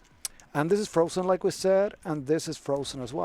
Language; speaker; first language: English; non-native, fluent; Swedish